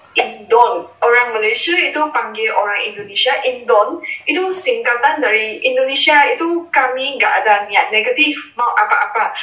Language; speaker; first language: Indonesian; non-native, fluent; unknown